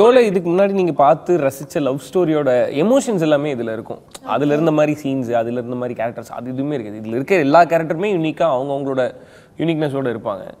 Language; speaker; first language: Tamil; native; Tamil